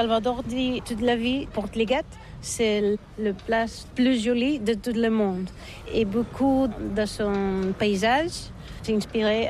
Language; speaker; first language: French; non-native, learner; Catalan